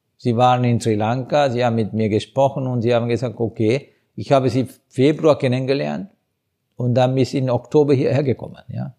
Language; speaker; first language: German; non-native, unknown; Sinhala